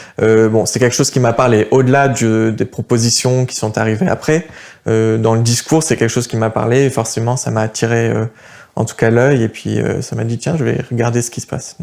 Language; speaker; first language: French; early bilingual, other home language; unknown